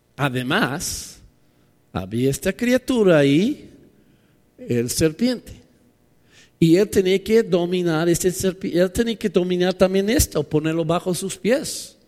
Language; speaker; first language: Spanish; non-native, fluent; English